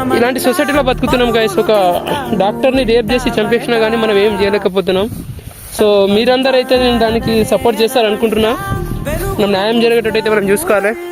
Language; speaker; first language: Telugu; non-native, local second language; Lambadi